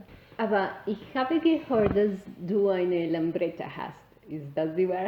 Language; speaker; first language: German; non-native, learner; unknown